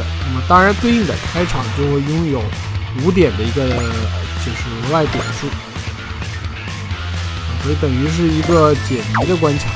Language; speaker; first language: Chinese; native; Chinese